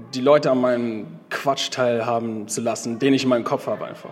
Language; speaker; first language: German; native; German